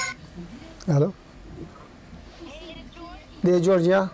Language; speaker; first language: Swedish; non-native, learner; Turoyo